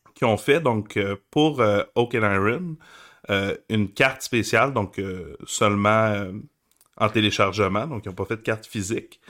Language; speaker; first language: French; native; French